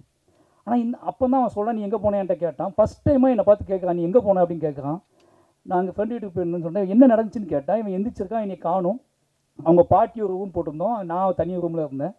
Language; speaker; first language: Tamil; native; Tamil